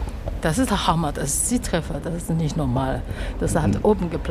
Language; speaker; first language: German; non-native, learner; Chinese